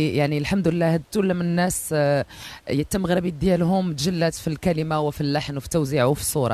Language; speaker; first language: Arabic; native; Arabic